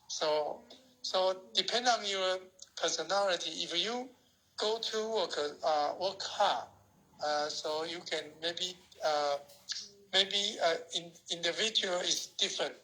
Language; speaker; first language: English; non-native, learner; Chinese